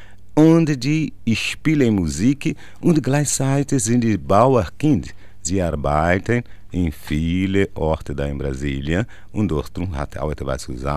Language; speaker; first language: German; non-native, learner; Portuguese